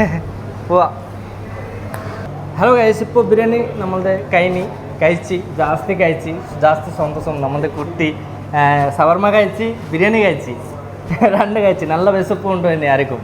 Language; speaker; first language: Malayalam; non-native, learner; Bangla